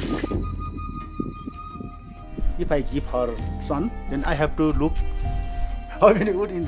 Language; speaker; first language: English; non-native, learner; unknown